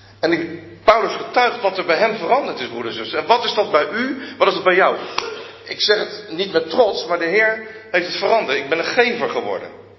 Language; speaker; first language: Dutch; native; Dutch